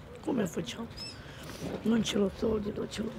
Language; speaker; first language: Italian; non-native, learner; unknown